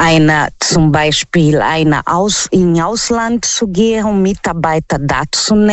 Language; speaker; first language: German; non-native, learner; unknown